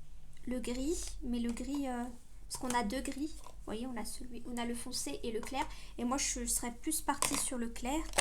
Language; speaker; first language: French; native; French